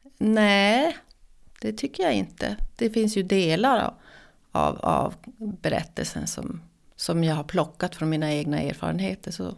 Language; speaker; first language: Swedish; native; Swedish